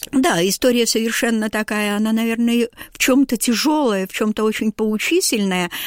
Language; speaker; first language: Russian; native; Russian